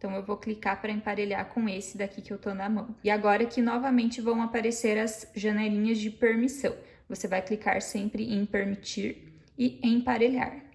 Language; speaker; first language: Portuguese; native; Portuguese